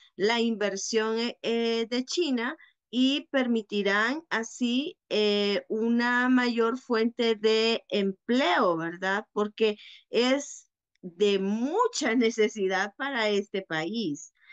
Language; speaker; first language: Spanish; native; Spanish